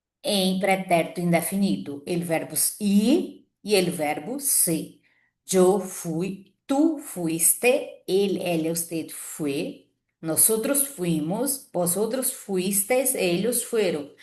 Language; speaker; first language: Spanish; non-native, fluent; Portuguese